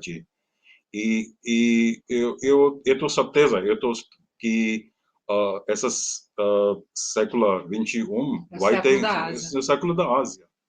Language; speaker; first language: Portuguese; non-native, learner; Hindi